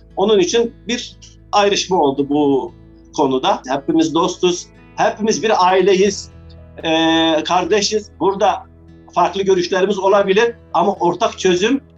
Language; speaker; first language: Turkish; early bilingual, heritage; Arabic